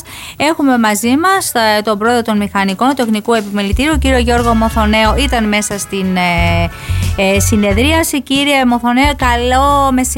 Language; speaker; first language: Greek; native; Greek